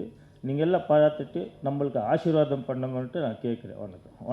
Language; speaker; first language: Tamil; non-native, learner; Kannada